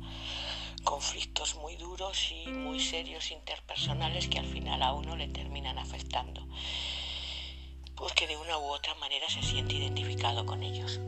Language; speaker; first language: Spanish; native; Spanish